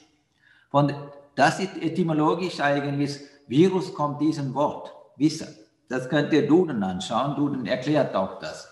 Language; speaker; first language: German; non-native, learner; Sinhala